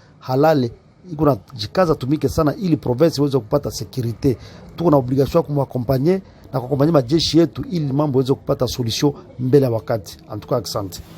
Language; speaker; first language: Swahili; native; Swahili